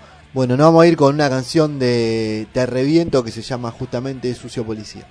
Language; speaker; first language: Spanish; native; Spanish